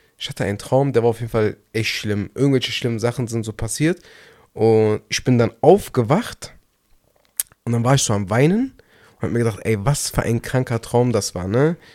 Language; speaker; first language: German; early bilingual, other home language; Turkish